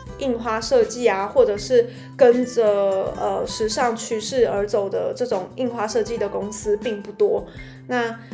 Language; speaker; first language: Chinese; native; Chinese